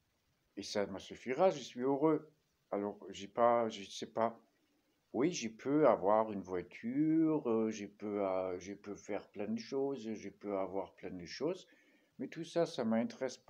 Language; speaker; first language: French; non-native, fluent; German